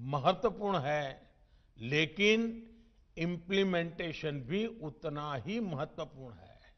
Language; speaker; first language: Hindi; non-native, local second language; Gujarati